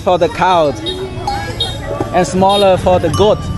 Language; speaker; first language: English; non-native, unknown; Vietnamese